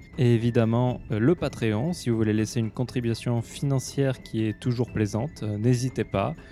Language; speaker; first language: French; native; French